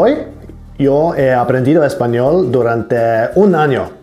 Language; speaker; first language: Spanish; non-native, learner; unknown